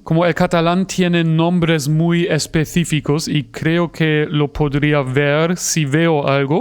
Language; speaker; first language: Spanish; non-native, fluent; German